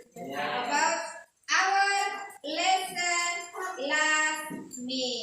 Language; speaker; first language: English; non-native, learner; Indonesian